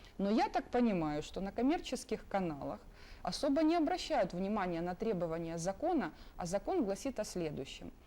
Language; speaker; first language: Russian; native; Russian